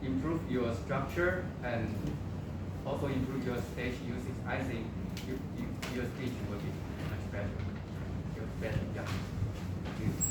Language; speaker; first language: English; non-native, local second language; Chinese